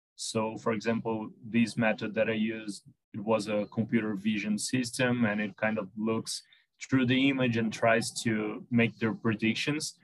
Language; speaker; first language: English; non-native, fluent; Portuguese